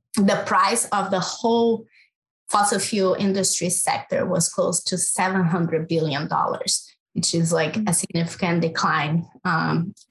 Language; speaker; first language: English; non-native, fluent; Portuguese